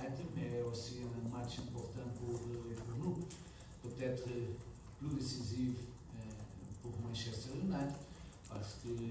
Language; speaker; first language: French; non-native, fluent; Portuguese